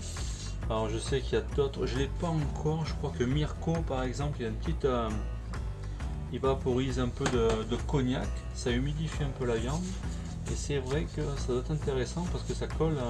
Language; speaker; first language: French; native; French